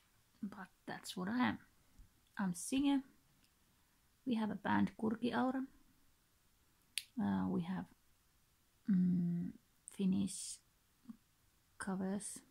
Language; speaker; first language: English; non-native, learner; Finnish